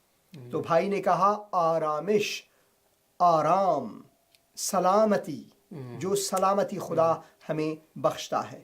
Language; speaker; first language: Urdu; non-native, fluent; Persian